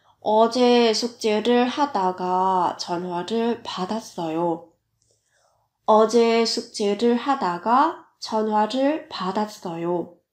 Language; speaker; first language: Korean; non-native, fluent; Vietnamese